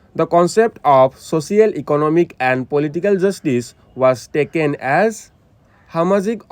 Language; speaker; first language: English; non-native, local second language; Assamese